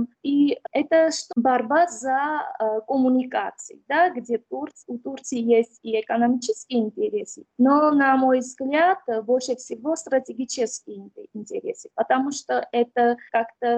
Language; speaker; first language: Russian; non-native, fluent; Armenian